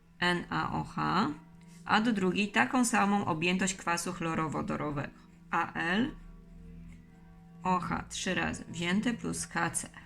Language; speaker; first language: Polish; native; Polish